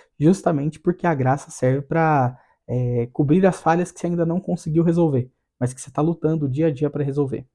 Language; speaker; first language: Portuguese; native; Portuguese